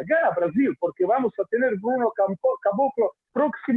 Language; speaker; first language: Portuguese; non-native, learner; Croatian